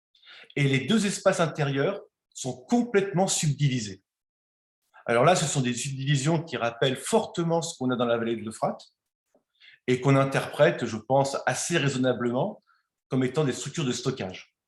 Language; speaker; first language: French; native; French